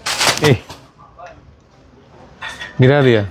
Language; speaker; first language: Hindi; non-native, learner; Bangla